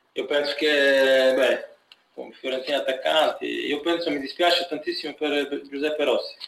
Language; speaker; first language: Italian; non-native, fluent; Bulgarian